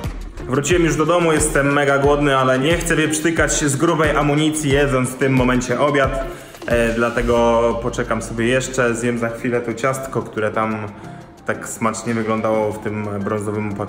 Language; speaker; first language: Polish; native; Polish